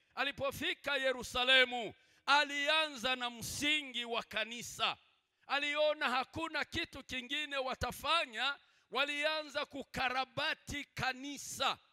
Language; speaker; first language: Swahili; non-native, local second language; Kinyarwanda